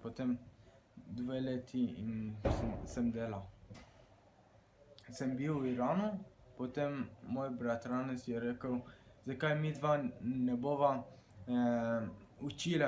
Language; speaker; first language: Slovenian; non-native, learner; Persian